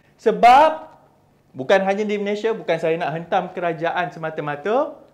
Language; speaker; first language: Malay; native; Malay